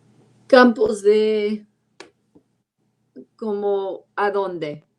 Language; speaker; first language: Spanish; non-native, learner; English